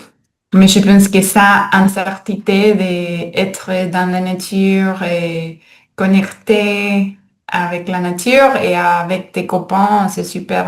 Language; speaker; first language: French; non-native, learner; Spanish